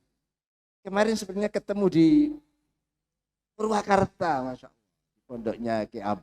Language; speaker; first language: Indonesian; native; Indonesian